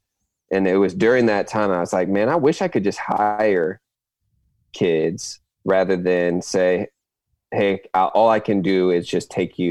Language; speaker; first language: English; native; English